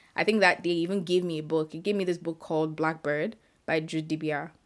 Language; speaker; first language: English; non-native, local second language; Yoruba